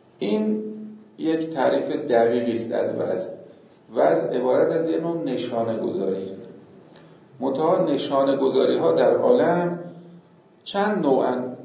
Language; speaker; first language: Persian; native; Persian